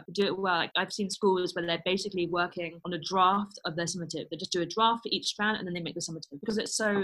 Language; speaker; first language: English; native; English